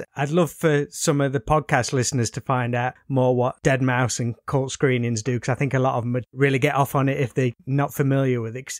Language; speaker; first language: English; native; English